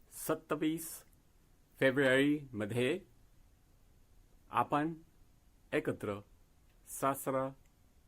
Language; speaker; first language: Marathi; non-native, learner; Spanish